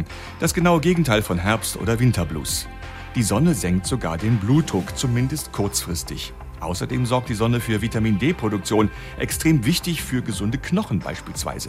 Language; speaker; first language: German; native; German